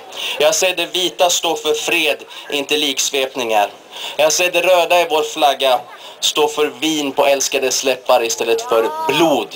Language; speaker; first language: Swedish; early bilingual, other home language; Persian